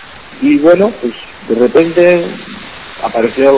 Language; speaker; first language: Spanish; native; Spanish